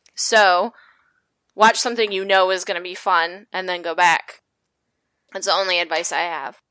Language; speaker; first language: English; native; English